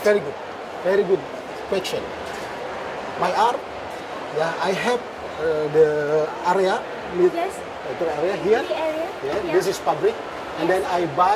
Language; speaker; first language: English; non-native, learner; Indonesian